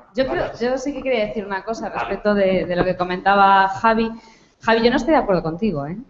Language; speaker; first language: Spanish; non-native, local second language; Galician